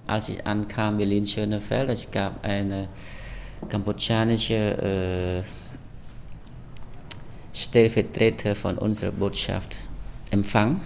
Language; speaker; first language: German; non-native, fluent; Khmer